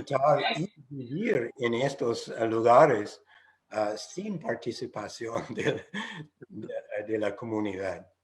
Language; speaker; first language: Spanish; non-native, fluent; English